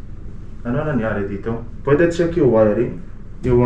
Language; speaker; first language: Filipino; non-native, learner; Arabic